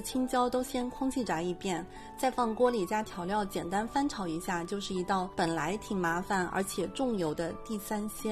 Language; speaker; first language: Chinese; native; Chinese